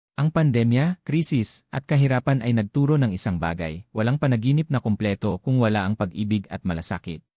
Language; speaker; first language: Filipino; native; Filipino